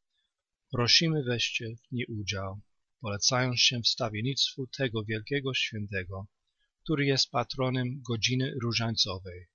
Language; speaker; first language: Polish; native; Polish